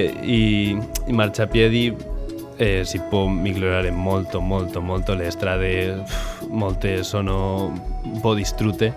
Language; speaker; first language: Italian; non-native, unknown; Spanish